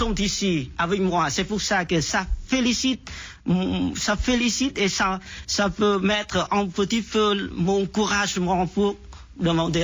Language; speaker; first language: French; non-native, fluent; Vietnamese